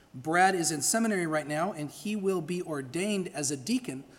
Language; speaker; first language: English; native; English